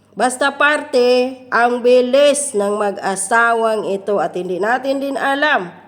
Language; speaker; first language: Filipino; non-native, local second language; Cebuano